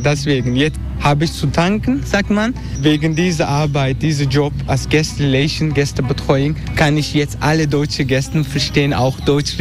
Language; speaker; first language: German; non-native, learner; Turkish